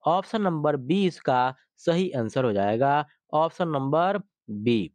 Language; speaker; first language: Hindi; native; Hindi